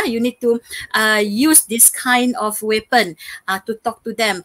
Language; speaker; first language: English; non-native, local second language; Malay